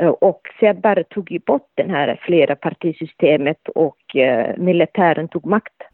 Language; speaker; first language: Swedish; non-native, fluent; Somali